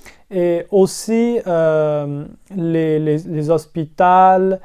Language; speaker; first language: French; non-native, local second language; English